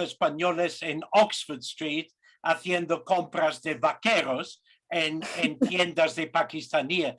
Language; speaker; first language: Spanish; non-native, fluent; English